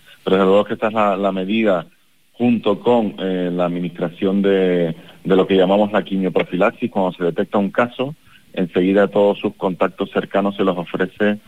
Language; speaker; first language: Spanish; native; Spanish